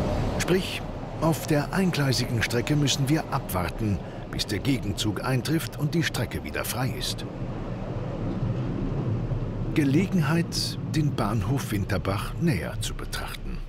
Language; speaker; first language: German; native; German